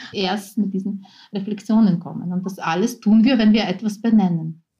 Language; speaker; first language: German; non-native, fluent; Ukrainian